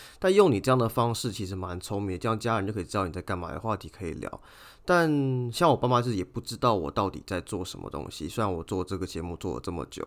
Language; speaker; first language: Chinese; native; Chinese